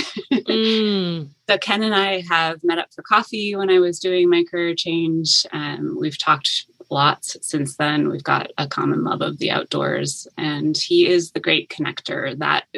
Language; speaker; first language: English; native; English